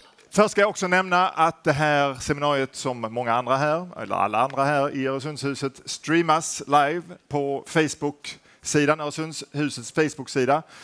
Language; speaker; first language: Swedish; native; Swedish